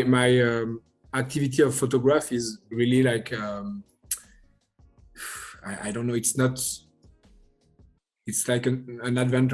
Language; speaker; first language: English; non-native, learner; French